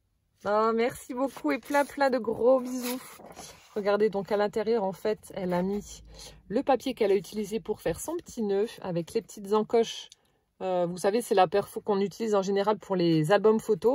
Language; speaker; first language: French; native; French